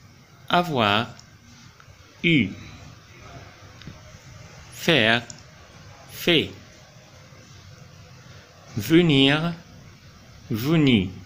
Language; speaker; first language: French; non-native, fluent; Arabic